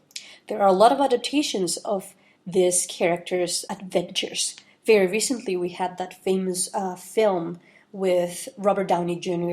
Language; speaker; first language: English; non-native, fluent; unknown